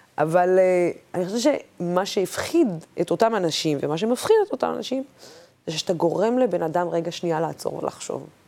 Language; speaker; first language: Hebrew; non-native, local second language; Arabic